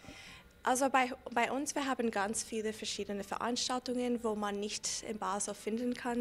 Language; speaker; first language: German; non-native, fluent; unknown